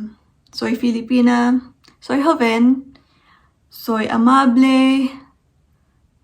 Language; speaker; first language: Spanish; non-native, learner; Filipino